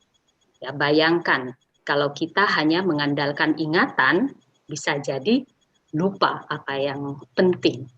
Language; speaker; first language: Indonesian; native; Indonesian